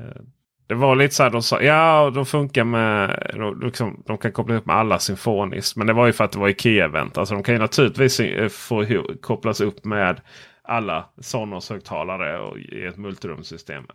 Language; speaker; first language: Swedish; native; Swedish